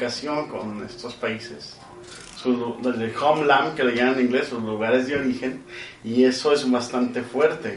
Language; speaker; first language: Spanish; native; Spanish